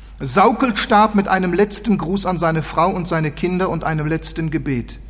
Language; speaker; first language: German; native; German